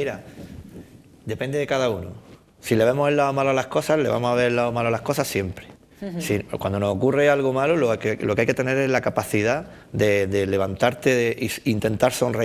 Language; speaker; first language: Spanish; native; Spanish